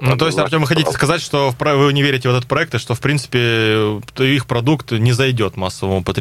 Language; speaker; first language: Russian; native; Russian